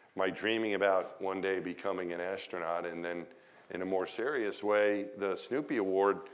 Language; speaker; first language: English; native; English